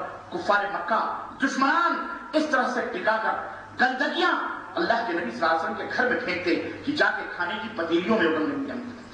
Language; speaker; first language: Urdu; native; Urdu